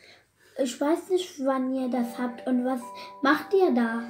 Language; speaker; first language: German; early bilingual, other home language; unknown